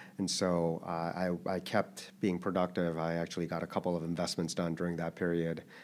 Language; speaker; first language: English; early bilingual, other home language; Korean